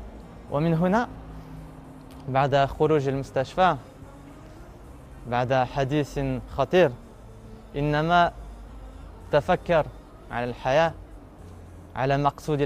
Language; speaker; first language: Arabic; non-native, learner; French